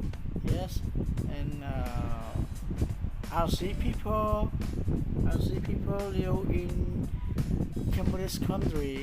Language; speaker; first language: English; non-native, learner; Khmer